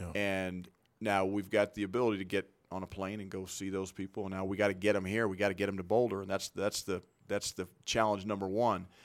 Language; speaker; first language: English; native; English